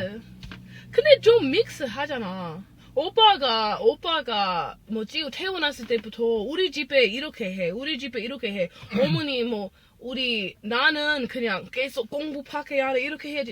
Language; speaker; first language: Korean; non-native, learner; English